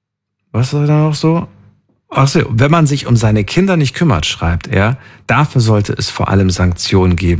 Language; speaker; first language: German; native; German